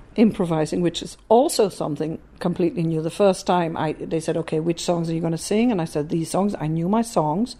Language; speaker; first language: English; non-native, fluent; Dutch